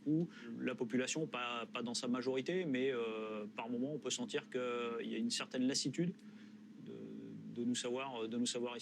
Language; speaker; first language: French; native; French